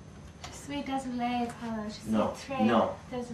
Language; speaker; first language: French; non-native, learner; English